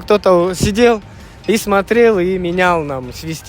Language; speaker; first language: Russian; native; Russian